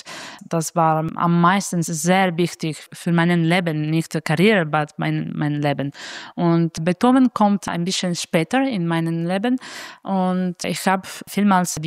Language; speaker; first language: German; non-native, fluent; Italian